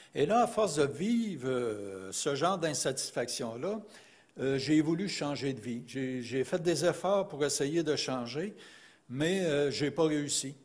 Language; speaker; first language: French; native; French